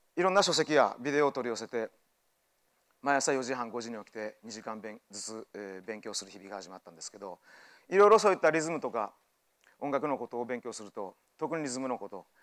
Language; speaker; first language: Japanese; native; Japanese